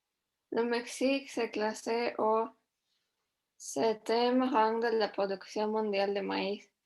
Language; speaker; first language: French; non-native, learner; Spanish